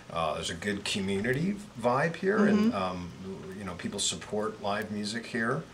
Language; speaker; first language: English; native; English